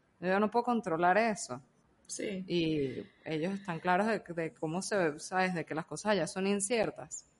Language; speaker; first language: Spanish; native; Spanish